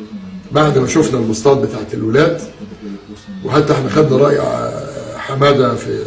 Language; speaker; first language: Arabic; native; Arabic